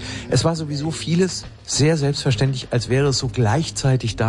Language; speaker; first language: German; native; German